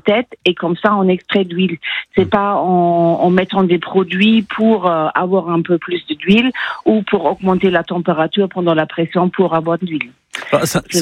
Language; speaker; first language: French; non-native, fluent; German